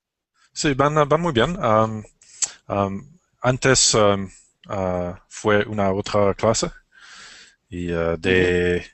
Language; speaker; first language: Spanish; non-native, learner; English